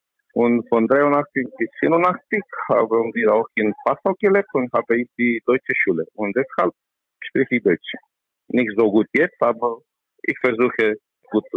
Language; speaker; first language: German; non-native, learner; Romanian